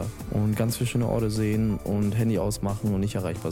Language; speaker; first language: German; native; German